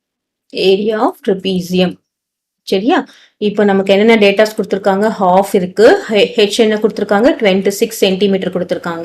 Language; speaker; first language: Tamil; native; Tamil